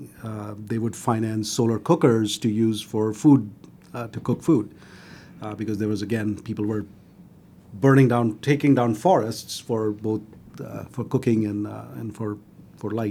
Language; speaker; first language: English; non-native, local second language; Hindi